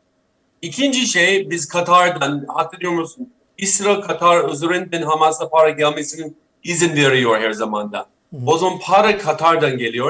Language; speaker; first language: Turkish; non-native, fluent; English